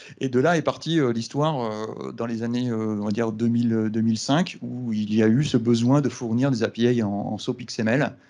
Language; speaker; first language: French; native; French